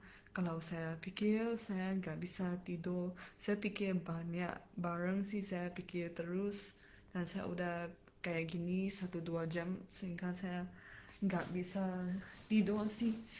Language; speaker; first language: Indonesian; non-native, fluent; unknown